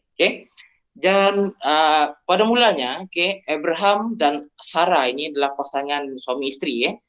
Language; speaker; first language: Malay; non-native, local second language; Iban